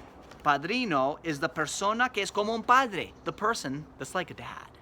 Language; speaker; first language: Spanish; non-native, fluent; English